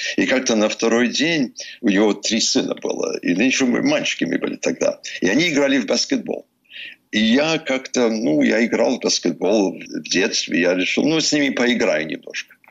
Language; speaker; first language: Russian; early bilingual, heritage; Russian